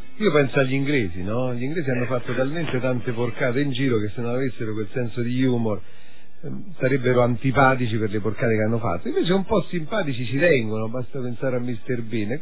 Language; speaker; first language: Italian; native; Italian